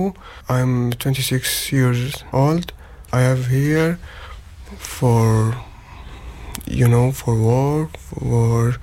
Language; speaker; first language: English; non-native, learner; Arabic